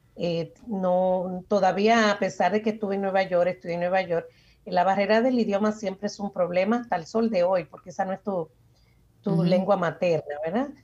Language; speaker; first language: Spanish; native; Spanish